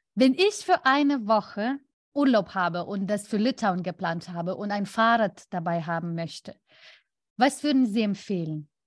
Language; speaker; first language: German; non-native, fluent; Lithuanian